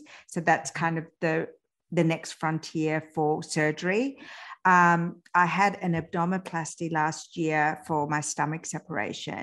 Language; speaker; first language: English; early bilingual, other home language; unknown